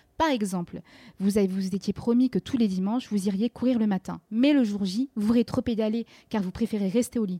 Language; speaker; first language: French; native; French